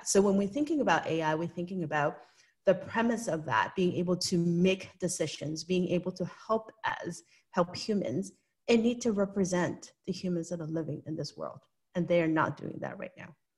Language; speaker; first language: English; non-native, local second language; Cantonese